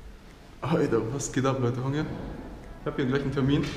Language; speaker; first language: German; native; German